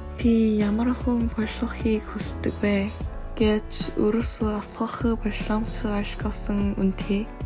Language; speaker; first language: Mongolian; non-native, learner; Korean